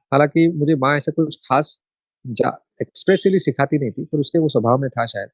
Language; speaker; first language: Hindi; non-native, local second language; Marathi